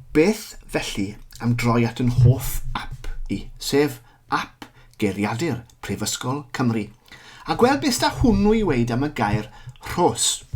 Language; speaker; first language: Welsh; native; Welsh